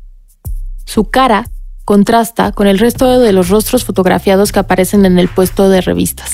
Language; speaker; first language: Spanish; native; Spanish